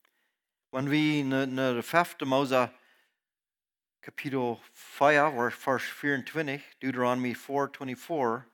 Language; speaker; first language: German; non-native, learner; Plautdietsch